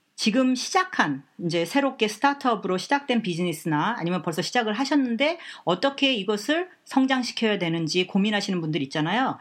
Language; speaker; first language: Korean; native; Korean